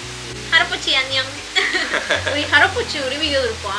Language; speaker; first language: Korean; non-native, learner; Spanish